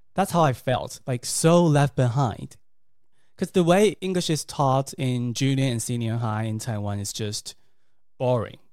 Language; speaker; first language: English; non-native, fluent; Chinese